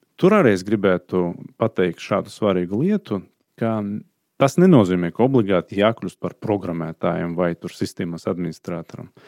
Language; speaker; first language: Latvian; non-native, fluent; Azerbaijani